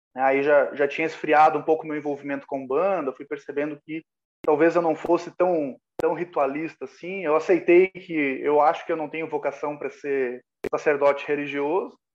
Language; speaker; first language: Portuguese; native; Portuguese